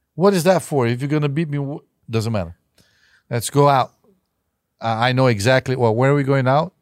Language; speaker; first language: English; non-native, fluent; Portuguese